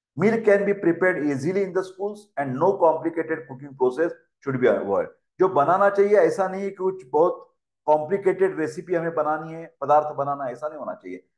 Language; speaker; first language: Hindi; non-native, local second language; Marathi